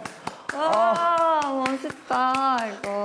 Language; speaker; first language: Korean; non-native, learner; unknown